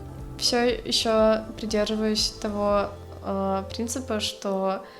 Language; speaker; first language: Russian; native; Russian